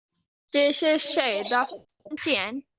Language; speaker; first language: Chinese; non-native, learner; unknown